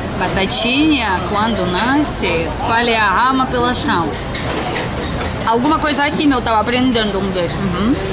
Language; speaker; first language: Portuguese; non-native, learner; Russian